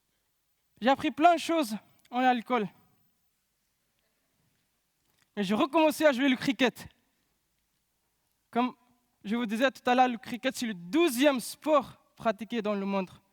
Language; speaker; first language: French; non-native, learner; Pashto